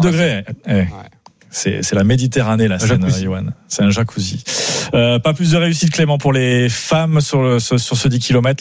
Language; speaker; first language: French; native; French